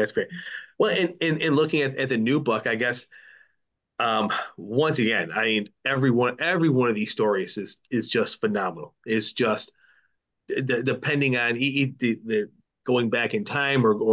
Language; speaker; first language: English; native; English